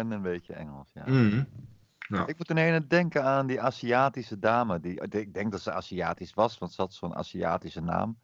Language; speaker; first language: Dutch; native; Dutch